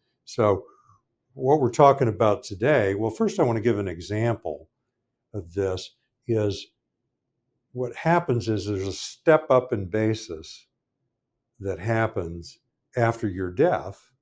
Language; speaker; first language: English; native; English